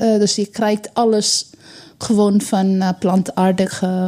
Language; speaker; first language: Dutch; non-native, learner; Bangla